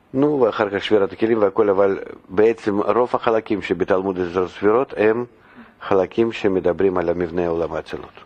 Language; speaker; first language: Hebrew; non-native, fluent; Russian